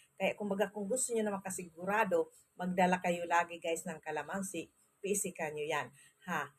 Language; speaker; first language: Filipino; non-native, local second language; Masbatenyo